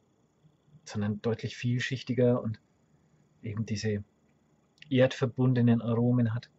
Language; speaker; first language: German; native; German